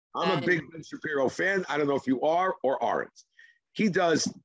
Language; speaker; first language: English; non-native, fluent; Hebrew